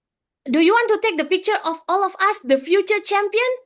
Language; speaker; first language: English; non-native, fluent; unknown